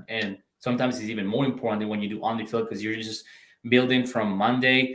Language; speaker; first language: English; non-native, fluent; Spanish